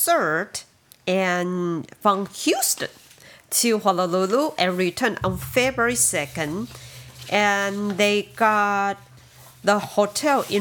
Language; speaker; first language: English; non-native, learner; Chinese